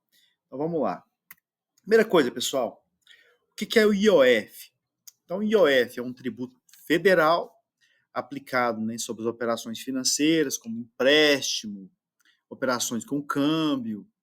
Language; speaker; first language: Portuguese; native; Portuguese